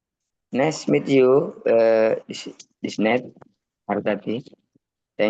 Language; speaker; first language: English; non-native, learner; Indonesian